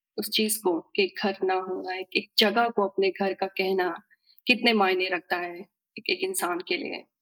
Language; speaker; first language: Hindi; native; Hindi